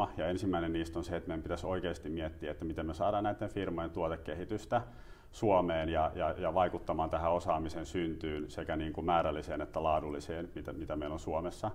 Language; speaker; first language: Finnish; native; Finnish